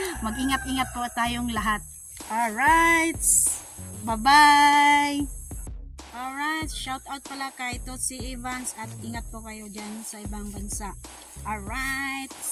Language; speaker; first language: Filipino; non-native, local second language; Cebuano